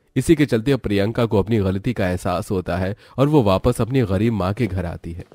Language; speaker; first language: Hindi; native; Hindi